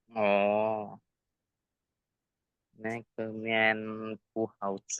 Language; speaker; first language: Chinese; non-native, learner; Indonesian